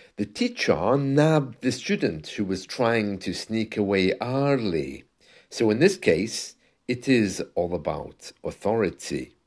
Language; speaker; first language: English; native; English